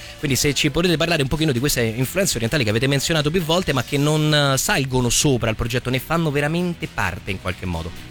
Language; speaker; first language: Italian; native; Italian